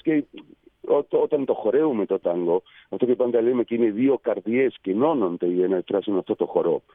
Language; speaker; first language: Greek; non-native, fluent; Spanish